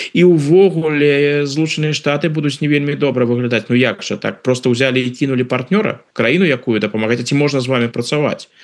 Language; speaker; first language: Belarusian; native; Belarusian